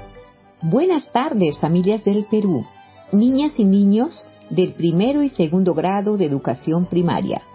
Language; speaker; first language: Spanish; native; Spanish